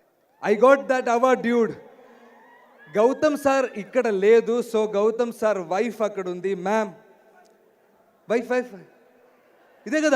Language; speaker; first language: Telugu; non-native, learner; Malayalam